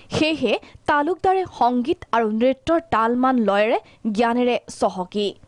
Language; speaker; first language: Assamese; native; Assamese